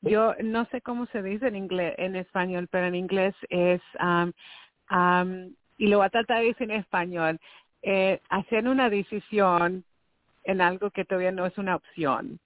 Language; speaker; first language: Spanish; early bilingual, heritage; Spanish